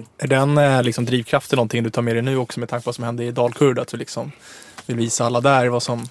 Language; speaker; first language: Swedish; native; Swedish